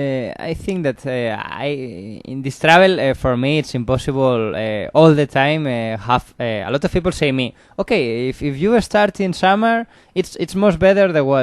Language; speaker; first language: English; non-native, learner; Spanish